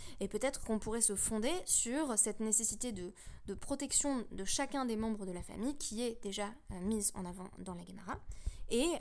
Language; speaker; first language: French; native; French